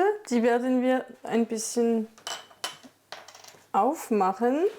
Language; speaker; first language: German; non-native, fluent; French